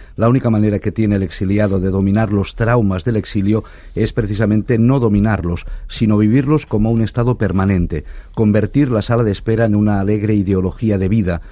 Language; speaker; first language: Spanish; non-native, local second language; Catalan